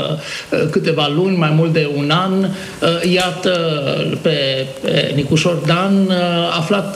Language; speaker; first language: Romanian; native; Romanian